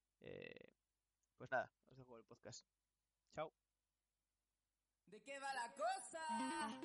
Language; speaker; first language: Spanish; native; Spanish